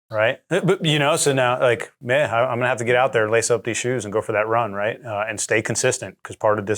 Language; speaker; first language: English; native; English